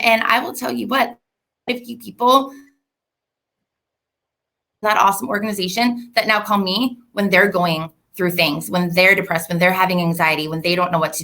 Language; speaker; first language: English; native; English